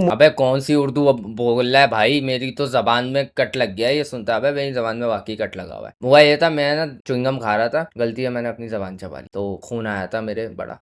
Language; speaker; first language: Urdu; native; Urdu